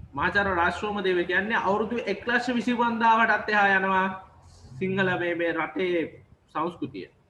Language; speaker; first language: Sinhala; native; Sinhala